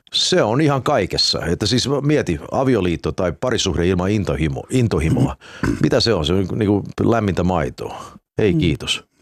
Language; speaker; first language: Finnish; non-native, fluent; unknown